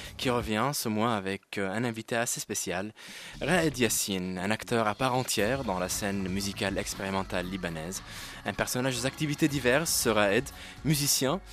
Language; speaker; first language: French; non-native, local second language; Arabic